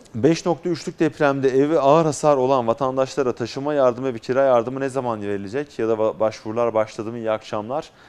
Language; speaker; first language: Turkish; native; Turkish